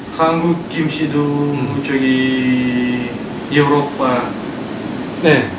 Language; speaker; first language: Korean; non-native, learner; Russian